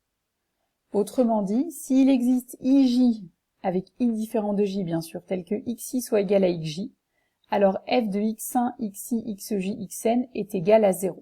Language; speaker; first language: French; native; French